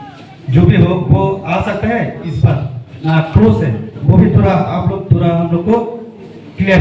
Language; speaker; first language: Hindi; non-native, local second language; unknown